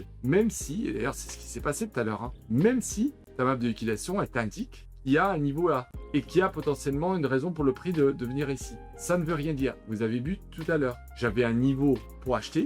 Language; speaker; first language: French; native; French